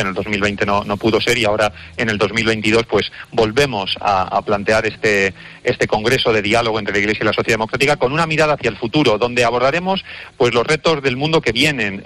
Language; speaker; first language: Spanish; native; Spanish